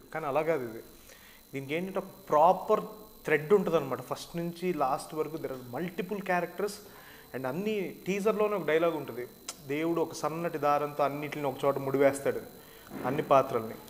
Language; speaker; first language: Telugu; native; Telugu